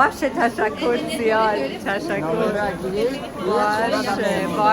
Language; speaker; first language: Persian; non-native, learner; English